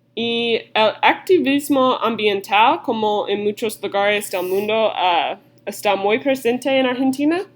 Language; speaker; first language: Spanish; non-native, learner; English